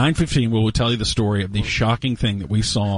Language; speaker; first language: English; native; English